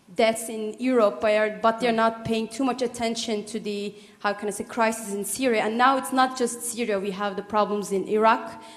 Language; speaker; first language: English; non-native, fluent; Turkish